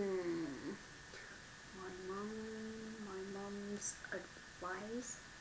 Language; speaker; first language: English; non-native, learner; Vietnamese